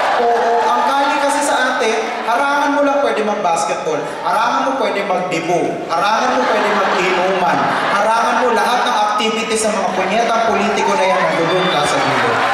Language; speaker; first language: Filipino; native; Filipino